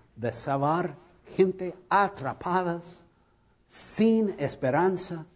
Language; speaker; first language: Spanish; non-native, learner; English